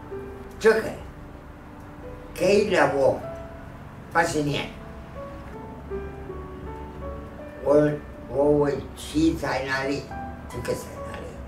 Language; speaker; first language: Chinese; non-native, fluent; Spanish